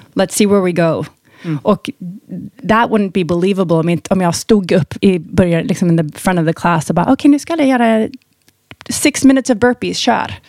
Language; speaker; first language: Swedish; early bilingual, heritage; Swedish